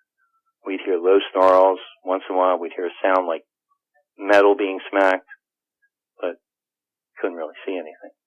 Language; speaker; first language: English; native; English